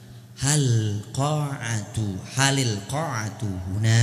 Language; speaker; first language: Arabic; non-native, fluent; Indonesian